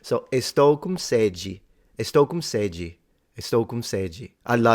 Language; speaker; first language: Portuguese; non-native, learner; Italian